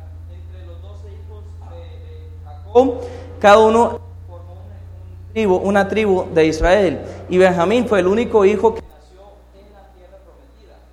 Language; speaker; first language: Spanish; non-native, fluent; English